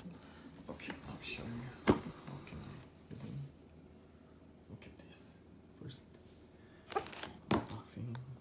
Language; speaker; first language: English; non-native, learner; Korean